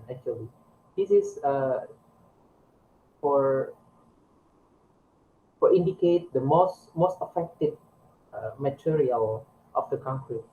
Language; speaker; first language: English; non-native, learner; Indonesian